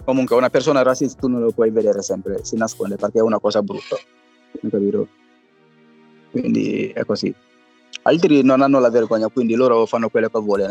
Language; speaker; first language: Italian; non-native, fluent; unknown